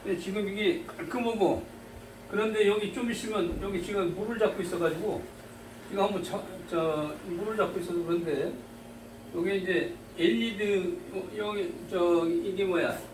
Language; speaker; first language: Korean; native; Korean